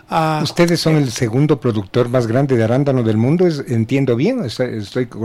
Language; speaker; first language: Spanish; native; Spanish